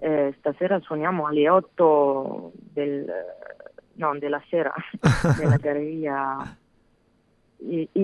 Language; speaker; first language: Italian; non-native, learner; French